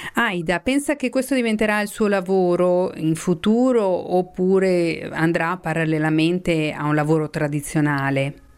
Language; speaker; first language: Italian; native; Italian